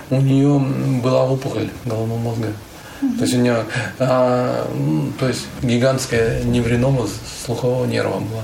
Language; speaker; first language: Russian; native; Russian